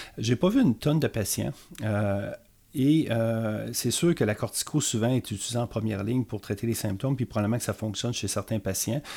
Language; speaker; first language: French; native; French